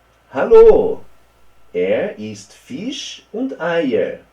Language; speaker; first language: German; non-native, fluent; Portuguese